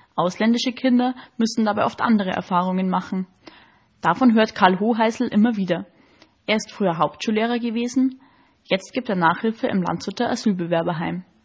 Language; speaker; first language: German; native; German